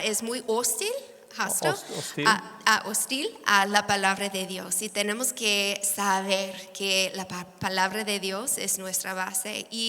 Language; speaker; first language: Spanish; non-native, fluent; English